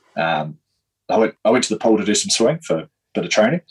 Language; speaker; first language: English; native; English